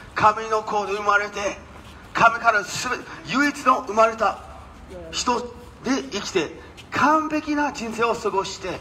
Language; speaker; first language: Japanese; non-native, fluent; English